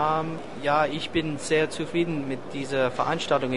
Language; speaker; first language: German; non-native, fluent; English